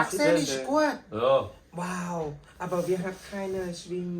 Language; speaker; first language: German; non-native, learner; Thai